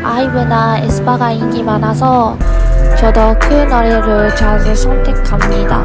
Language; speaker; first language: Korean; non-native, learner; Japanese